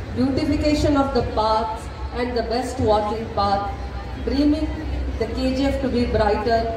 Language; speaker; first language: English; non-native, local second language; Kannada